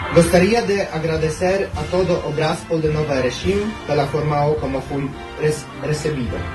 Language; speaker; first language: Portuguese; non-native, learner; Polish